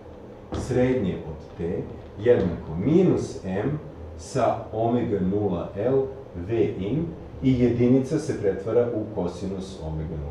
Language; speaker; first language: Serbian; native; Serbian